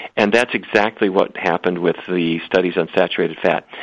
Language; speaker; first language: English; native; English